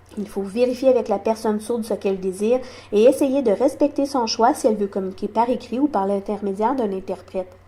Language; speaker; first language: French; non-native, local second language; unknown